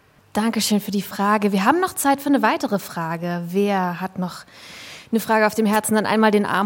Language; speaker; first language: German; native; German